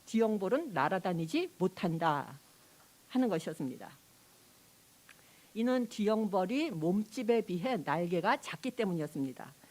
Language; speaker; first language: Korean; native; Korean